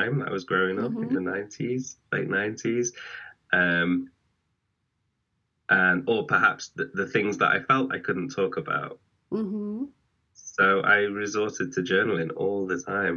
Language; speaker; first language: English; native; English